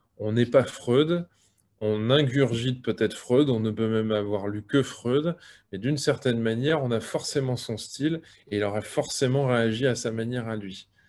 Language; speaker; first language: French; native; French